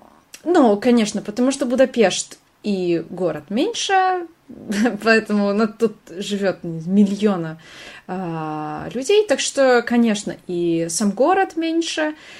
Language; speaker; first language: Russian; non-native, fluent; Hungarian